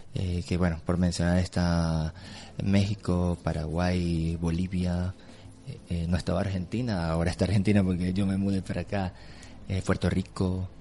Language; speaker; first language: Spanish; native; Spanish